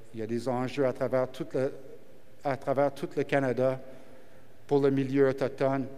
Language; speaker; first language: French; early bilingual, heritage; French